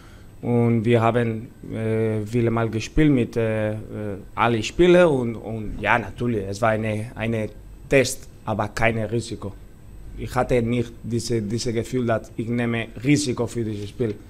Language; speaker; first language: German; non-native, fluent; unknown